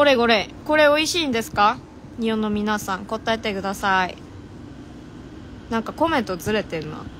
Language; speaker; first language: Japanese; non-native, fluent; Korean